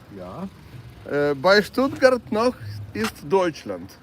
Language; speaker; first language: German; non-native, learner; Ukrainian